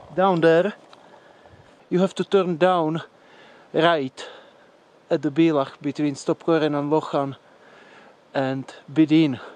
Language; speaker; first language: English; non-native, fluent; Czech